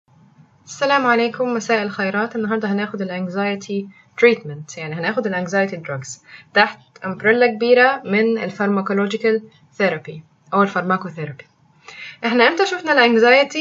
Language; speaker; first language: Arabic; native; Arabic